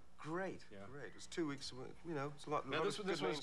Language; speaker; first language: English; native; English